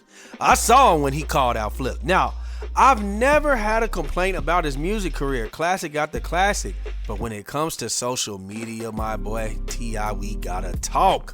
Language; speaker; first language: English; native; English